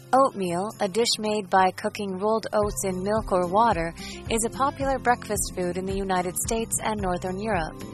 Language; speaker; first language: English; non-native, fluent; Portuguese